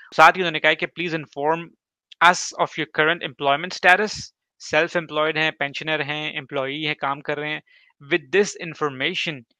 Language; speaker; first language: Urdu; native; Urdu